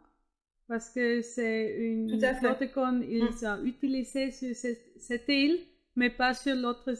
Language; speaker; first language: French; non-native, fluent; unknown